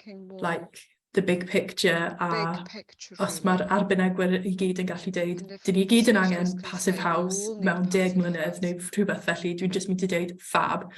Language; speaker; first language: Welsh; non-native, fluent; English